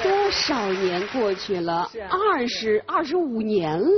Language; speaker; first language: Chinese; native; Chinese